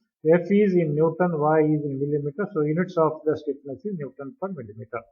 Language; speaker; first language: English; non-native, local second language; Kannada